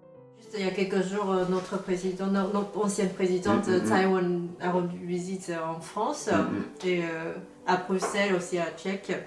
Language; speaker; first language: French; non-native, fluent; Chinese